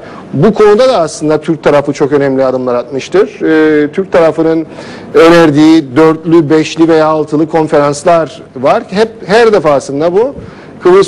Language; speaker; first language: Turkish; native; Turkish